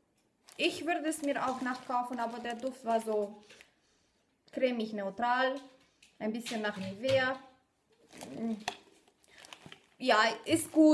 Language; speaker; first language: German; non-native, fluent; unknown